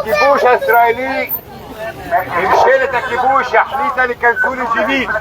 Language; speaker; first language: Hebrew; non-native, local second language; Arabic